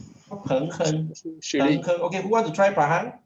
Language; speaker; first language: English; non-native, local second language; Chinese